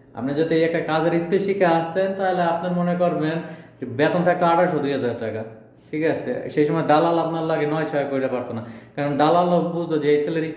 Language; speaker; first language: Bangla; native; Bangla